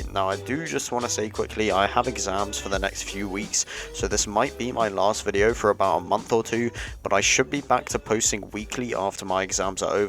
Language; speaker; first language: English; native; English